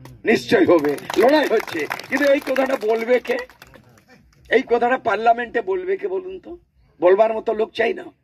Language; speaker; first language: Bangla; non-native, local second language; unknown